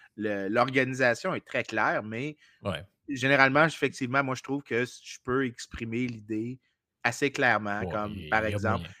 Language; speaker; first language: French; native; French